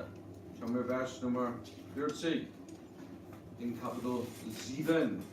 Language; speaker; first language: German; early bilingual, heritage; English